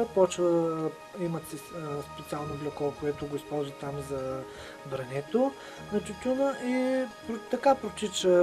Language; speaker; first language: Bulgarian; native; Bulgarian